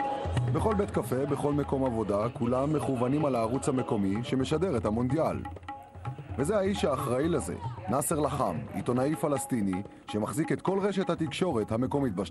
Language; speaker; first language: Hebrew; native; Hebrew